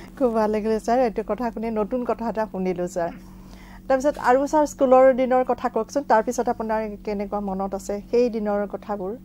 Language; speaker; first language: Assamese; native; Assamese